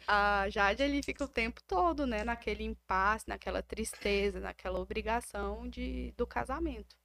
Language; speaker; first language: Portuguese; native; Portuguese